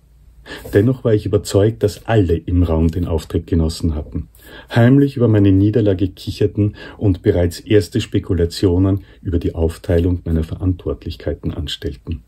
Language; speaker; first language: German; native; German